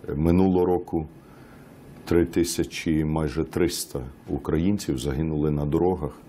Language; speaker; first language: Ukrainian; native; Ukrainian